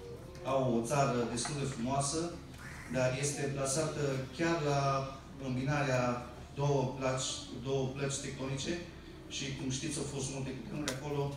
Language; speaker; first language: Romanian; early bilingual, heritage; Romanian